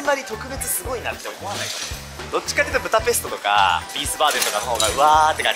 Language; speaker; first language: Japanese; native; Japanese